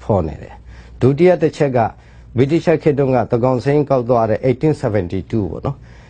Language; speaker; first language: Burmese; non-native, local second language; Rohingya